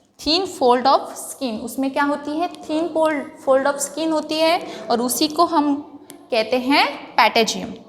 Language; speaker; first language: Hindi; non-native, local second language; Marathi